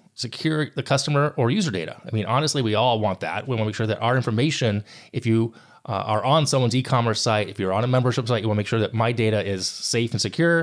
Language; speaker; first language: English; native; English